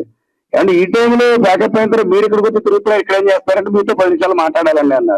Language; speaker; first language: Telugu; native; Telugu